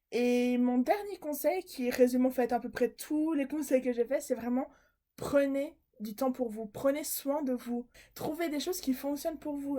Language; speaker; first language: French; native; French